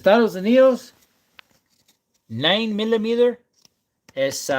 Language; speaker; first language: Spanish; non-native, learner; English